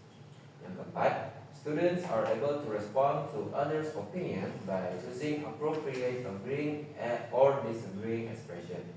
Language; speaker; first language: English; non-native, fluent; Indonesian